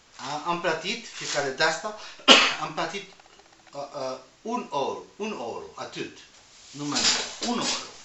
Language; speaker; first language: Romanian; non-native, learner; Spanish